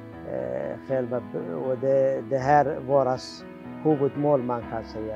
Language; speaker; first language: Swedish; non-native, learner; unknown